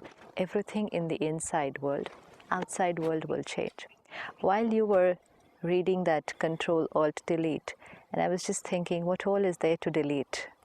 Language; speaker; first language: English; non-native, local second language; Hindi